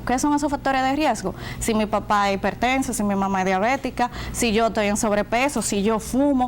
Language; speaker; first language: Spanish; native; Spanish